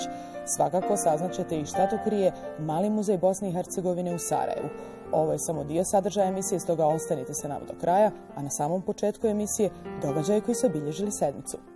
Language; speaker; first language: Serbian; native; Serbian